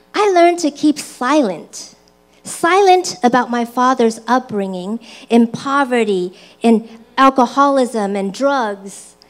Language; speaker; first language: English; early bilingual, other home language; Chinese